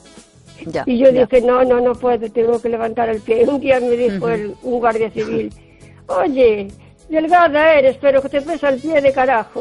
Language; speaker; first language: Spanish; native; Spanish